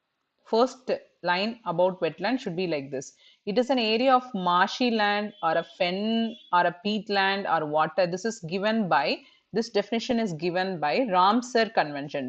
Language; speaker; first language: English; non-native, local second language; Tamil